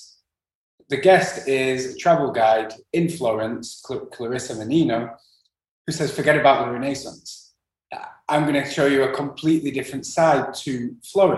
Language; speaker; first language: English; native; English